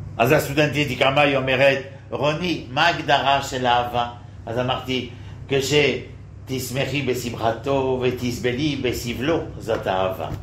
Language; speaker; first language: Hebrew; non-native, fluent; French